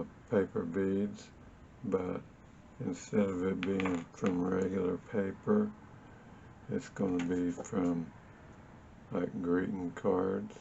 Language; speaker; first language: English; native; English